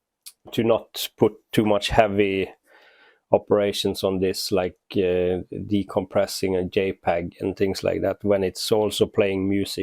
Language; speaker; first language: English; non-native, fluent; Norwegian